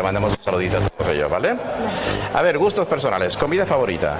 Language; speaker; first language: Spanish; native; Spanish